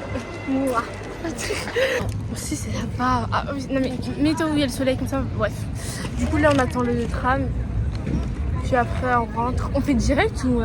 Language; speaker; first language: French; native; French